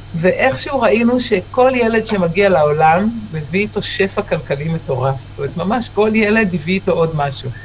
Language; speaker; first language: Hebrew; native; Hebrew